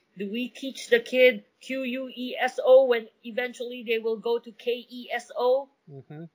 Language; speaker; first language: English; non-native, local second language; Min Nan Chinese